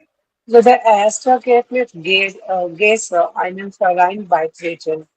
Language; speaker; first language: German; non-native, learner; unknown